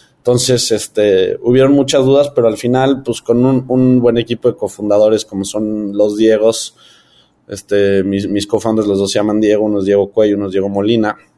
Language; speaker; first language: Spanish; early bilingual, heritage; Spanish